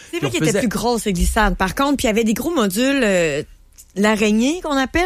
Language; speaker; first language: French; native; French